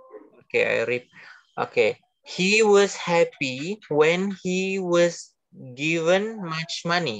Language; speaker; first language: English; non-native, fluent; Indonesian